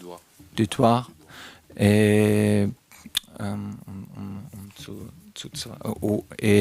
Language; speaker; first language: French; non-native, fluent; German